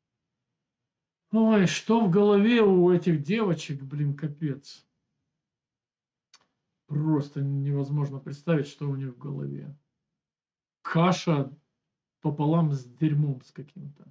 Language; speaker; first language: Russian; native; Russian